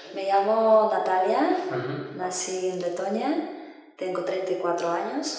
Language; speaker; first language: Spanish; non-native, learner; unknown